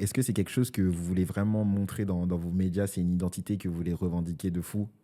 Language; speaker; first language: French; early bilingual, other home language; Lingala